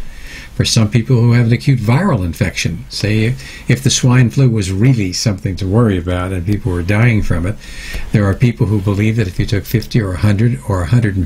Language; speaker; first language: English; native; English